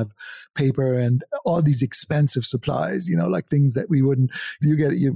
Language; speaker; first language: English; non-native, fluent; German